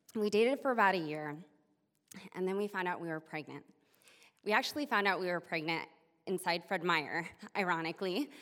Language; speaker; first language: English; native; English